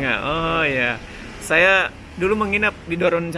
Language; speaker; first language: Indonesian; native; Indonesian